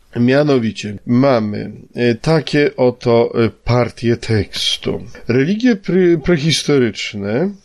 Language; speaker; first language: Polish; native; Polish